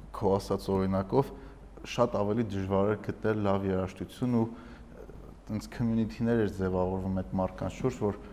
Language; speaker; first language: Armenian; native; Armenian